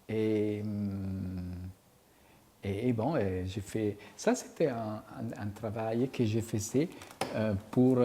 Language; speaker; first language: French; non-native, fluent; Italian